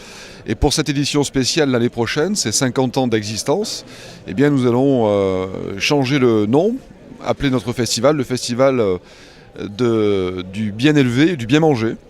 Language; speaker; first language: French; native; French